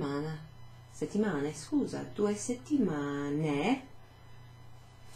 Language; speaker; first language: Italian; non-native, fluent; English